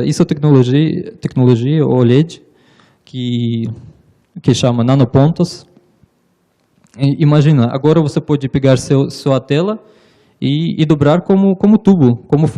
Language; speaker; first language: Portuguese; non-native, learner; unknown